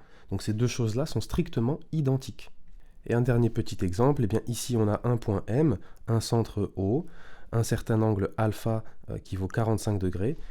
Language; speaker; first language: French; native; French